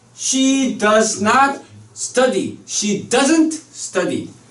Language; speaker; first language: English; non-native, fluent; Korean